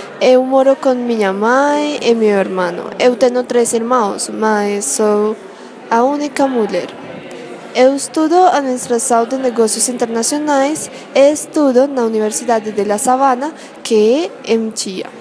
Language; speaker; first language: Portuguese; non-native, learner; Spanish